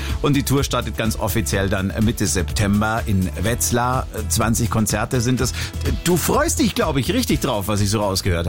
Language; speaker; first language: German; native; German